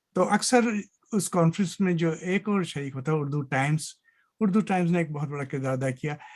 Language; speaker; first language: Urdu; native; Urdu